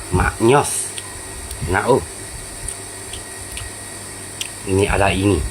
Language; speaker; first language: Indonesian; non-native, local second language; Hakka Chinese